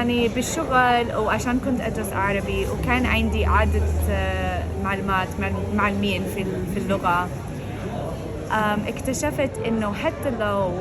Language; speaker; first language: Arabic; non-native, fluent; English